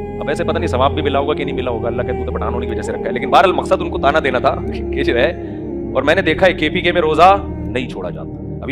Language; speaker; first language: Urdu; native; Urdu